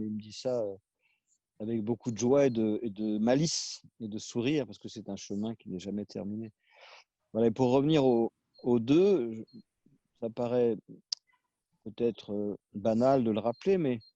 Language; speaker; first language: French; native; French